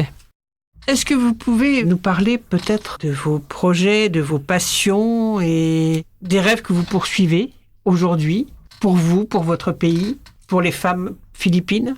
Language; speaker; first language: French; native; French